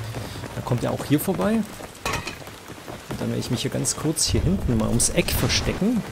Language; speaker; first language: German; native; German